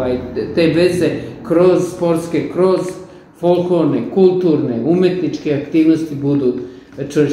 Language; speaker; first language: Serbian; native; Serbian